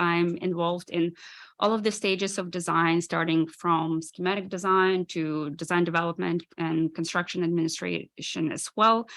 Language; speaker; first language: English; non-native, fluent; Ukrainian